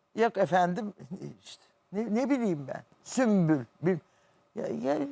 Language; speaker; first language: Turkish; native; Turkish